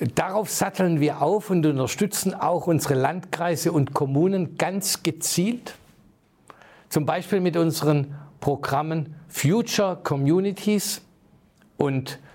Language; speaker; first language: German; native; German